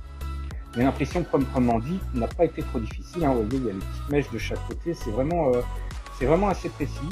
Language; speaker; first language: French; native; French